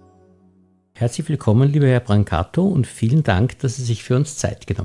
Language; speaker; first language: German; native; German